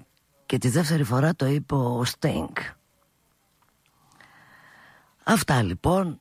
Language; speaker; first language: Greek; native; Greek